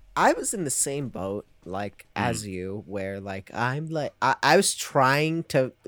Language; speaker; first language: English; non-native, fluent; Spanish